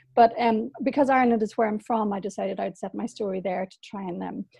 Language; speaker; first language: English; native; English